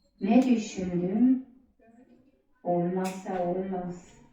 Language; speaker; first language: Turkish; non-native, learner; German